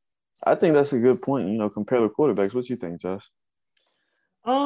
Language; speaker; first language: English; native; English